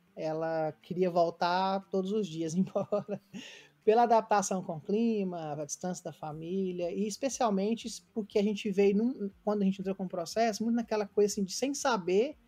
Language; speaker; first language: Portuguese; native; Portuguese